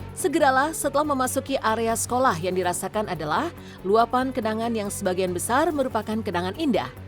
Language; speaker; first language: Indonesian; native; Indonesian